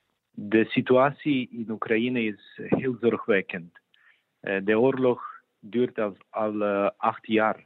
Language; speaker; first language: Dutch; non-native, fluent; Ukrainian